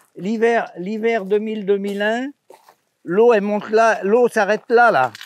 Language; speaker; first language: French; native; French